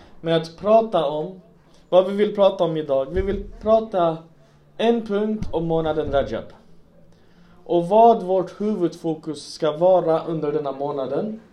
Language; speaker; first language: Swedish; non-native, local second language; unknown